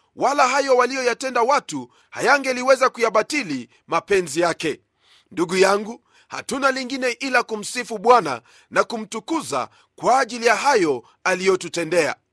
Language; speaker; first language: Swahili; non-native, local second language; Luyia